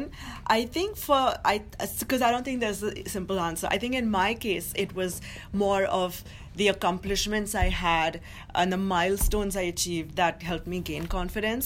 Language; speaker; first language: English; non-native, local second language; Hindi